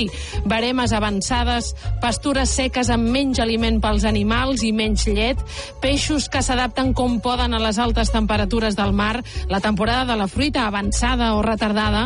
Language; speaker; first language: Catalan; native; Catalan